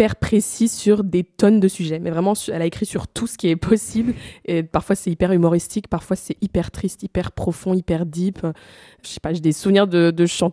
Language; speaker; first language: French; native; French